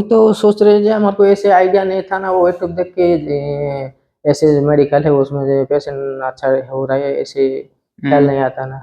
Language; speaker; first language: Hindi; non-native, local second language; Odia